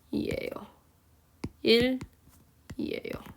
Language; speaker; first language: Korean; early bilingual, heritage; Korean